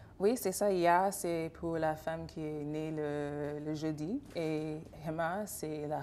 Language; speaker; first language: French; non-native, fluent; English